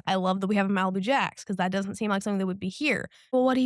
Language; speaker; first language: English; native; English